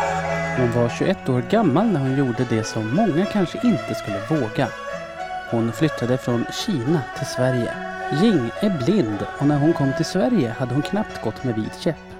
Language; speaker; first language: Swedish; native; Swedish